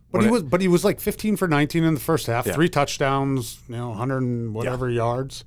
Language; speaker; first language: English; native; English